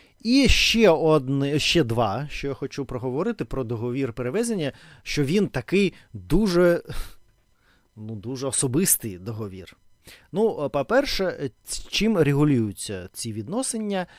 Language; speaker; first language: Ukrainian; non-native, local second language; Russian